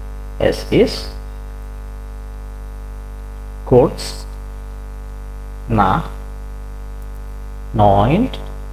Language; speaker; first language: German; non-native, fluent; Indonesian